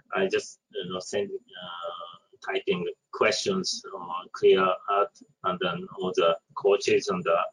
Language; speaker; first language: English; non-native, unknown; Japanese